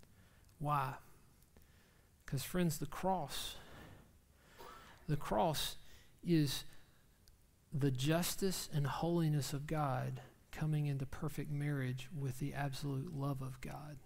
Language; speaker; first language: English; native; English